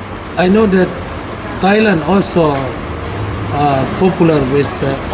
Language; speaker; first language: English; non-native, learner; Indonesian